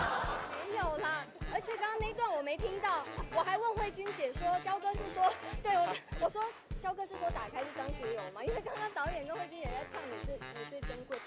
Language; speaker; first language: Chinese; native; Chinese